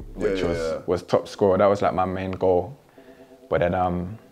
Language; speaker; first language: English; native; English